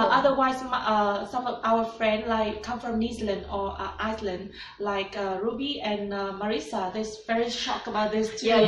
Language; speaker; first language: English; non-native, learner; Vietnamese